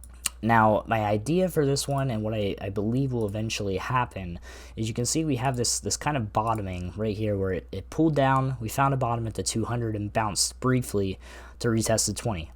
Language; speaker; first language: English; native; English